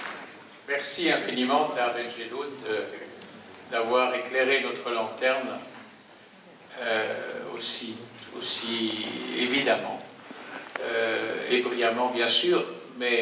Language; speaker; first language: French; native; French